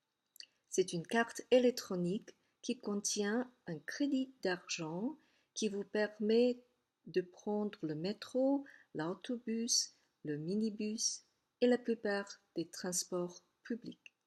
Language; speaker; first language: French; non-native, fluent; Cantonese